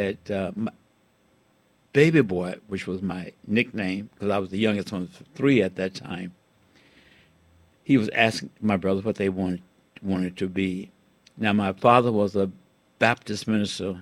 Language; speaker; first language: English; native; English